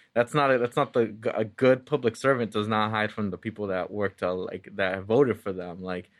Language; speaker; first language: English; early bilingual, other home language; Spanish